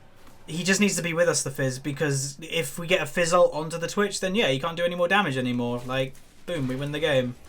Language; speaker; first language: English; native; English